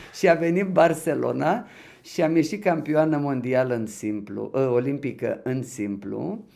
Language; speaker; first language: Romanian; non-native, local second language; Ukrainian